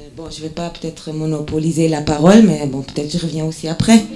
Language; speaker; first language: French; non-native, fluent; German